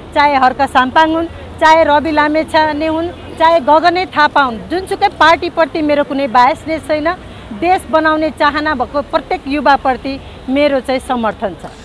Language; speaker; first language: Nepali; native; Nepali